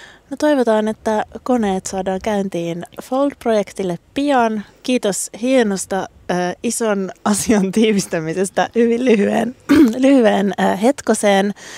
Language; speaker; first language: Finnish; native; Finnish